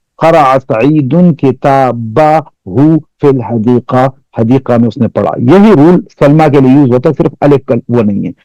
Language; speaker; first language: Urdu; non-native, local second language; Pashto